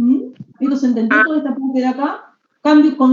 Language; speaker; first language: Spanish; native; Spanish